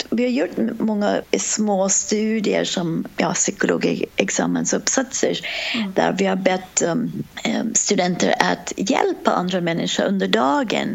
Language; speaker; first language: Swedish; non-native, fluent; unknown